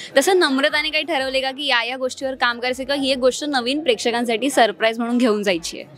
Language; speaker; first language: Marathi; native; Marathi